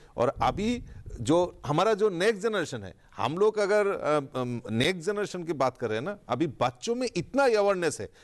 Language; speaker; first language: Hindi; non-native, local second language; Bangla